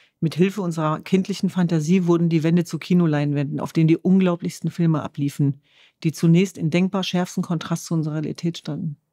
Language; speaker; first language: German; early bilingual, other home language; Kurdish